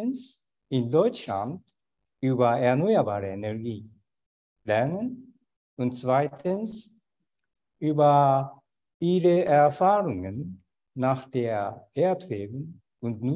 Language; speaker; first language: German; non-native, fluent; Japanese